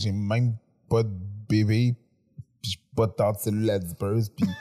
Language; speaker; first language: French; native; French